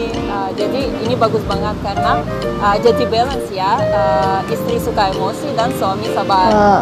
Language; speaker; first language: Indonesian; non-native, fluent; Russian